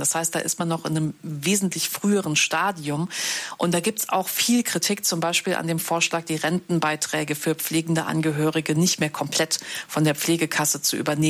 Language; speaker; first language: German; native; German